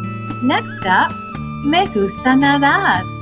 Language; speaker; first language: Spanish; non-native, fluent; English